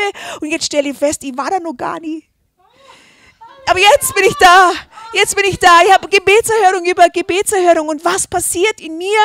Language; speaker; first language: German; native; German